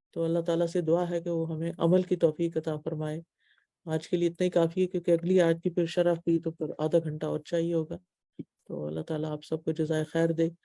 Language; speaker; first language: Urdu; native; Urdu